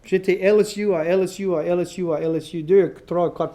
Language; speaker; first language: French; non-native, local second language; English